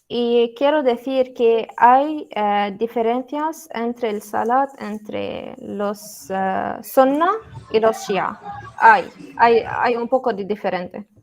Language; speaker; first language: Spanish; non-native, learner; Arabic